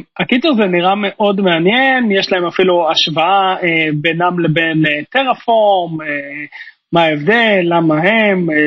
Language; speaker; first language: Hebrew; native; Hebrew